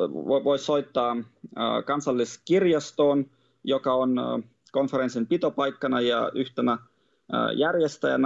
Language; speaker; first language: Finnish; non-native, fluent; Russian